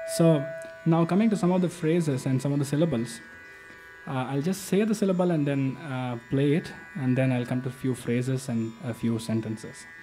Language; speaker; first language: English; non-native, local second language; Kannada